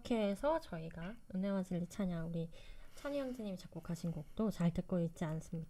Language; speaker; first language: Korean; native; Korean